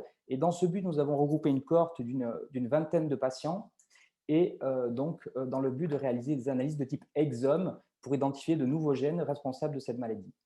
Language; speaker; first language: French; native; French